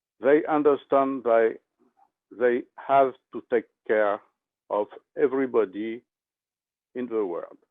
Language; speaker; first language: English; non-native, learner; French